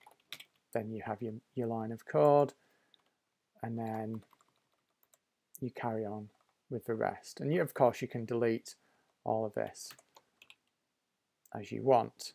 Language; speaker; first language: English; native; English